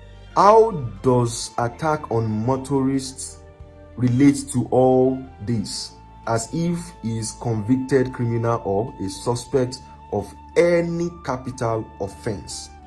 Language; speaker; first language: English; non-native, local second language; Yoruba